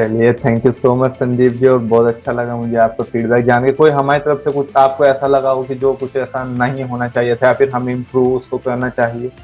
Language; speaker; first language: Hindi; native; Hindi